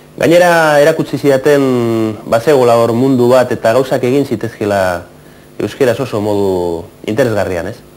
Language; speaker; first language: Basque; non-native, local second language; Spanish